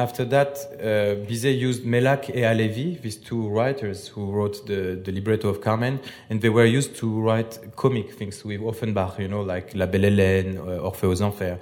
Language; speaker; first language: English; non-native, fluent; French